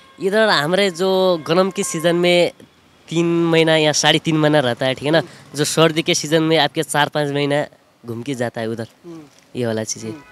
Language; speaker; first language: Hindi; non-native, local second language; Nepali